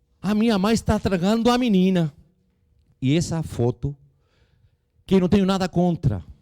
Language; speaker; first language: Portuguese; non-native, fluent; Spanish